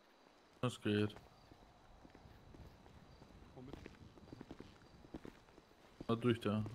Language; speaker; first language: German; native; German